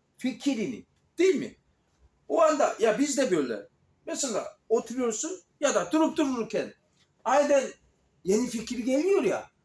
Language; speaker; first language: Turkish; non-native, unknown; Korean